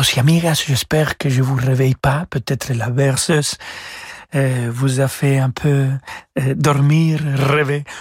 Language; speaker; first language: French; non-native, fluent; Spanish